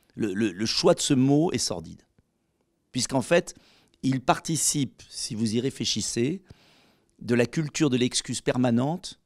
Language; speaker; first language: French; native; French